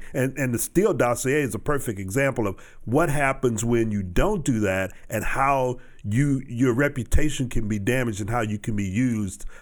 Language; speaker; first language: English; native; English